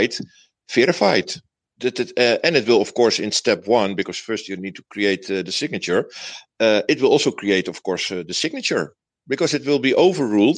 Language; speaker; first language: English; non-native, fluent; Dutch